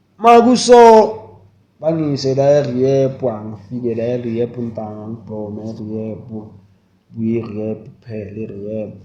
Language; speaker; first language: Zulu; native; Zulu